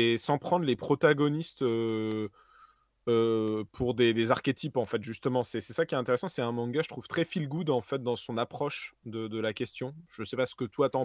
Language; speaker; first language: French; native; French